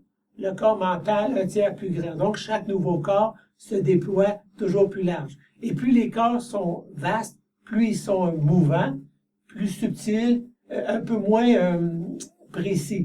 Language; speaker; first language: French; native; French